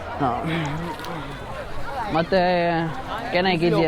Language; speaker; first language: Vietnamese; non-native, learner; Kannada